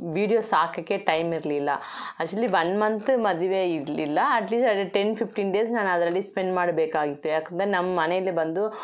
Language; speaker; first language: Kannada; non-native, local second language; Tamil